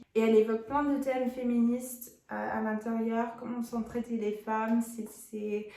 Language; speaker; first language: French; non-native, fluent; English